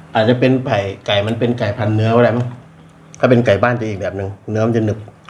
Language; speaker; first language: Thai; native; Thai